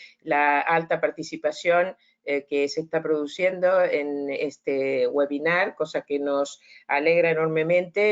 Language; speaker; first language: Spanish; native; Spanish